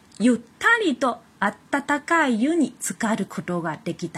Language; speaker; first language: Japanese; non-native, fluent; Chinese